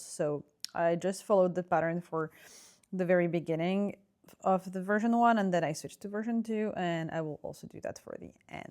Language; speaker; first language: English; non-native, fluent; French